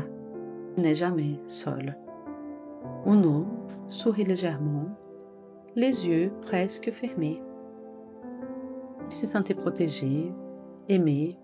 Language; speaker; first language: French; non-native, fluent; Portuguese